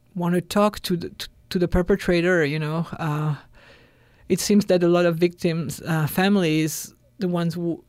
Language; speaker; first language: English; non-native, fluent; French